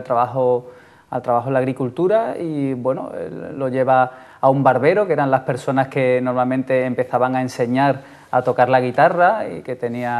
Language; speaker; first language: Spanish; native; Spanish